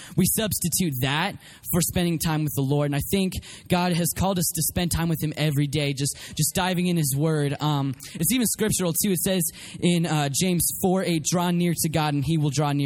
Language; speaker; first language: English; native; English